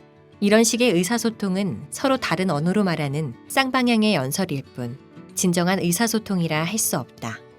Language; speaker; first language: Korean; native; Korean